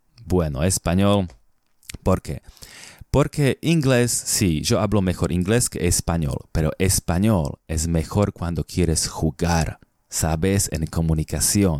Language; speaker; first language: Spanish; non-native, fluent; Slovak